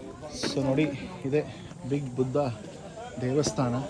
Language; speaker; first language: Kannada; native; Kannada